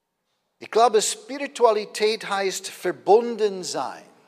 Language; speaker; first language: German; non-native, fluent; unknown